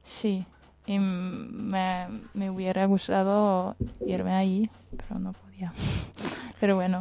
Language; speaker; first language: Spanish; non-native, fluent; German